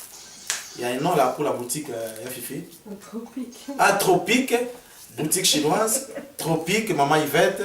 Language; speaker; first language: French; non-native, local second language; Lingala